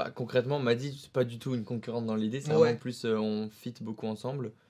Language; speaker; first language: French; native; French